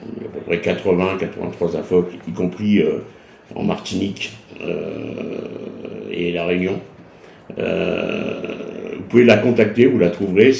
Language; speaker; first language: French; native; French